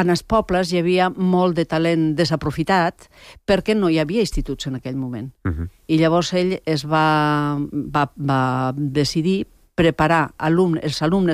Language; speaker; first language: Catalan; non-native, local second language; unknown